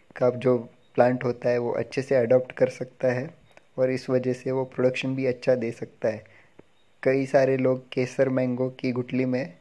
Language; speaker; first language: Hindi; non-native, local second language; Gujarati